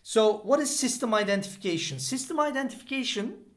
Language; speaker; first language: English; non-native, fluent; Turkish